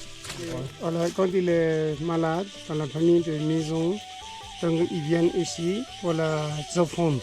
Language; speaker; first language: French; non-native, learner; Nepali